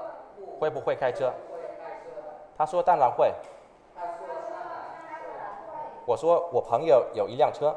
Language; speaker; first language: Chinese; non-native, fluent; Vietnamese